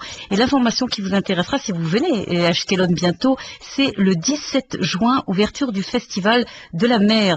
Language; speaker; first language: French; native; French